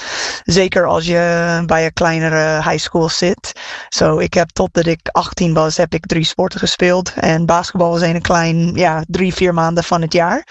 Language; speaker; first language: Dutch; non-native, fluent; English